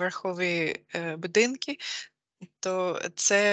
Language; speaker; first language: Ukrainian; non-native, fluent; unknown